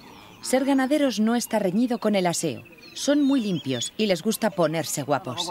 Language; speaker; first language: Spanish; native; Spanish